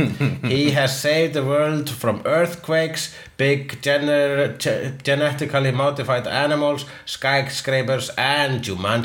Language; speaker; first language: English; non-native, fluent; Icelandic